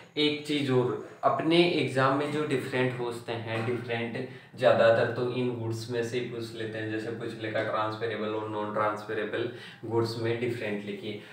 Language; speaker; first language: Hindi; native; Hindi